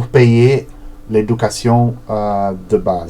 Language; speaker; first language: French; non-native, learner; Portuguese